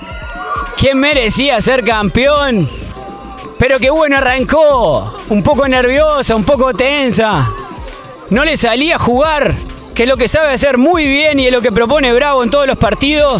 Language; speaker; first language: Spanish; native; Spanish